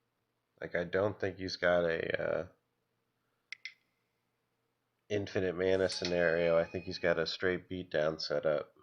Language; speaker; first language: English; native; English